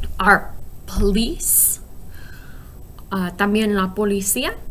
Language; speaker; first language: Spanish; non-native, learner; English